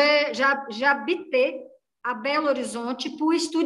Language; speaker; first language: French; non-native, learner; Portuguese